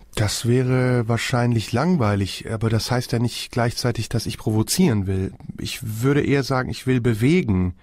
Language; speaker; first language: German; early bilingual, other home language; Turkish